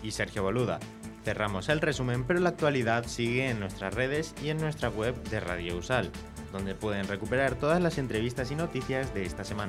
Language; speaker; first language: Spanish; native; Spanish